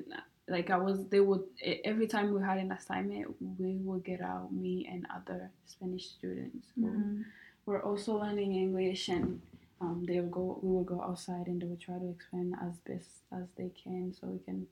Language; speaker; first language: English; non-native, local second language; Kinyarwanda